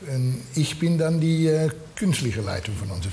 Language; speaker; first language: German; non-native, learner; Dutch